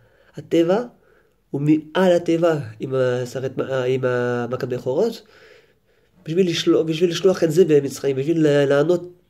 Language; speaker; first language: Hebrew; non-native, fluent; French